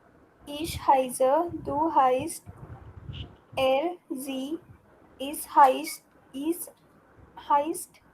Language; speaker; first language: German; non-native, learner; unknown